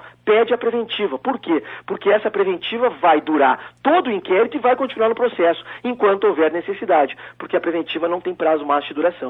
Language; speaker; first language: Portuguese; native; Portuguese